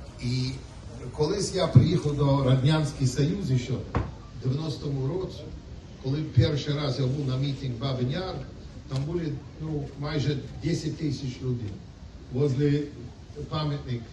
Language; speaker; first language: Ukrainian; non-native, learner; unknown